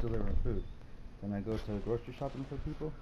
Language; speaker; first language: English; native; English